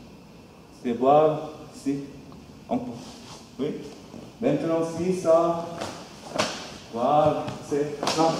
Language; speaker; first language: French; non-native, learner; Korean